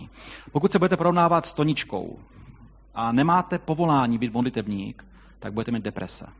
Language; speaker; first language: Czech; native; Czech